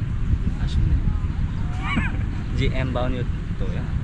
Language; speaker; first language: Vietnamese; non-native, learner; Korean